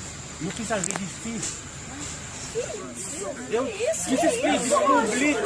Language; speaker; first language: Portuguese; non-native, learner; Haitian Creole